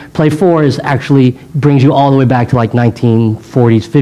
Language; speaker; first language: English; native; English